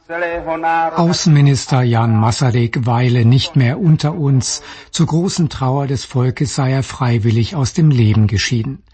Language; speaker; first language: German; native; German